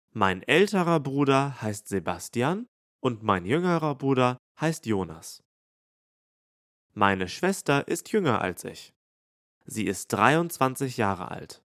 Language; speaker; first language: German; native; German